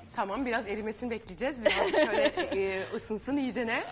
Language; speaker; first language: Turkish; native; Turkish